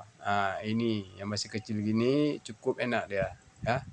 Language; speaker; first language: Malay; non-native, local second language; Achinese